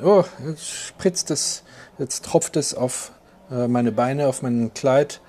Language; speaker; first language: German; non-native, local second language; French